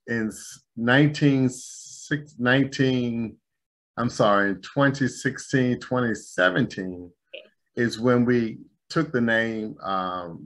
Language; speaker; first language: English; native; English